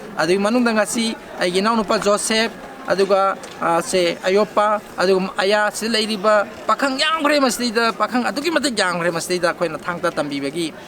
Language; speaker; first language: Manipuri; non-native, local second language; Tangkhul Naga (India)